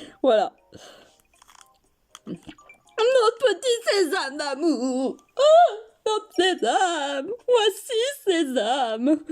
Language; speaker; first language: French; native; French